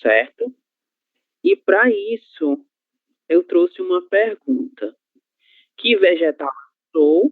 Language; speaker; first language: Portuguese; native; Portuguese